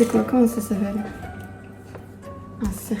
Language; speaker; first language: French; native; French